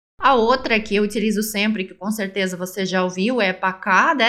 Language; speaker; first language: Portuguese; non-native, fluent; Russian